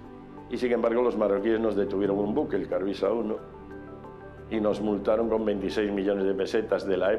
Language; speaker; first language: Spanish; native; Spanish